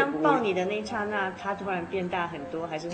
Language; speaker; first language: Chinese; native; Chinese